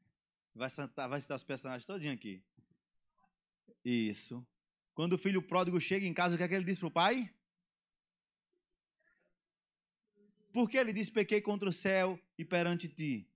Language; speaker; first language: Portuguese; native; Portuguese